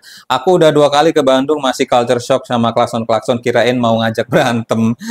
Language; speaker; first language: Indonesian; native; Indonesian